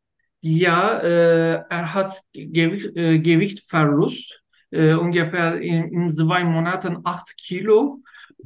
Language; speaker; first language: German; non-native, learner; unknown